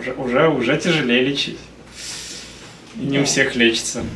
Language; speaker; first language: Russian; native; Russian